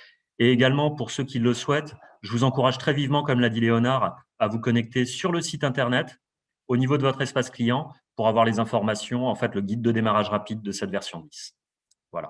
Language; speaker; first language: French; native; French